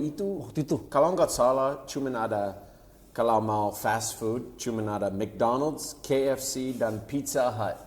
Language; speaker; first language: Indonesian; non-native, fluent; English